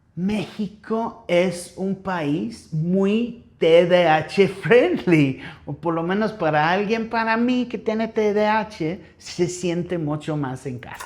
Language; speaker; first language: Spanish; non-native, fluent; English